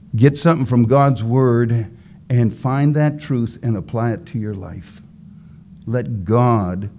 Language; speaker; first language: English; native; English